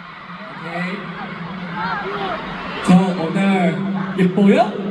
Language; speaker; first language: Korean; non-native, learner; Filipino